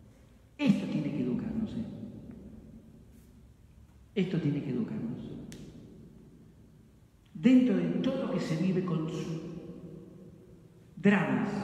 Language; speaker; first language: Spanish; native; Spanish